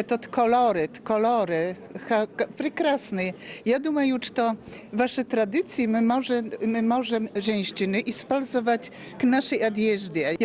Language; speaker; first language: Russian; non-native, learner; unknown